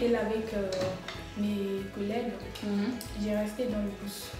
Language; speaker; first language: French; non-native, learner; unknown